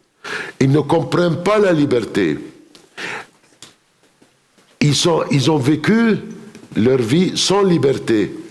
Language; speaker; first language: French; non-native, fluent; Arabic